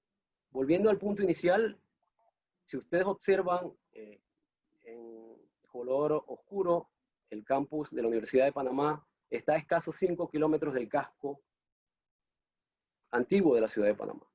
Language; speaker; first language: Spanish; native; Spanish